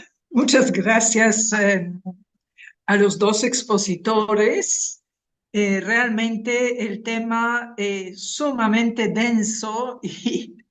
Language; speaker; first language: Spanish; non-native, fluent; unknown